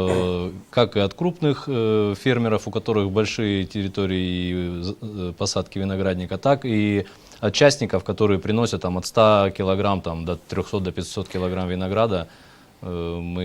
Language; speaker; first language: Russian; native; Russian